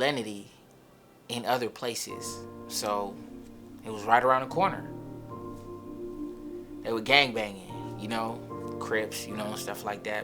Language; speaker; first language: English; early bilingual, other home language; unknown